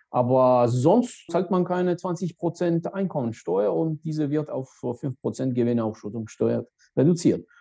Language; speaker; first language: German; non-native, fluent; Georgian